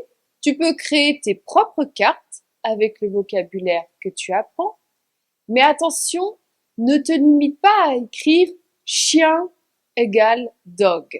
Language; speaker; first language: French; native; French